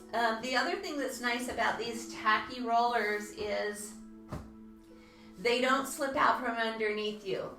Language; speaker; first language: English; native; English